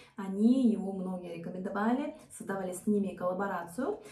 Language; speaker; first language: Russian; non-native, fluent; Korean